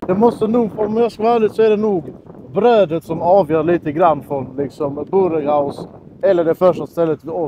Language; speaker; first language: Swedish; native; Swedish